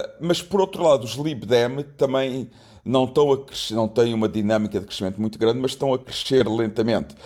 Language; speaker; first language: Portuguese; native; Portuguese